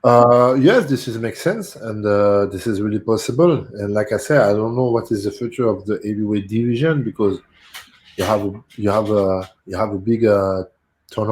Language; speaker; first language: English; non-native, fluent; French